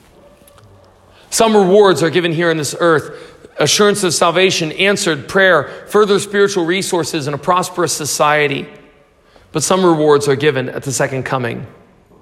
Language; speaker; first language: English; native; English